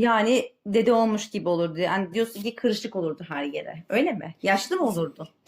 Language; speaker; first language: Turkish; native; Turkish